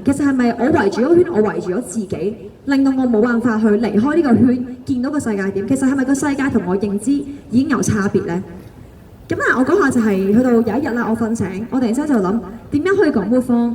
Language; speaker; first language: Cantonese; native; Cantonese